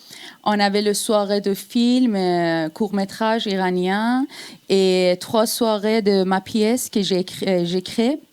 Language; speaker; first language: French; non-native, fluent; Persian